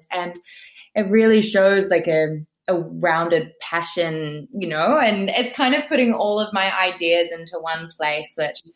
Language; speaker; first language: English; native; English